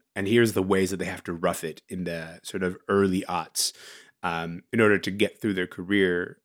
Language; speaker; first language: English; early bilingual, other home language; Arabic